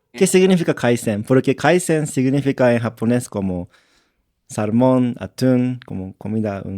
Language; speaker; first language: Spanish; non-native, learner; Japanese